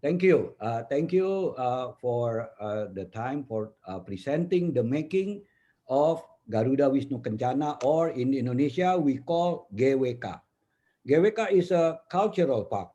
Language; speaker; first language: English; non-native, fluent; Indonesian